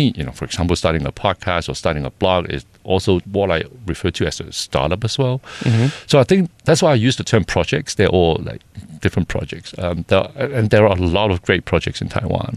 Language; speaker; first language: English; non-native, local second language; Cantonese